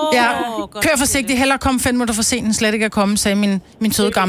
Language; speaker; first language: Danish; native; Danish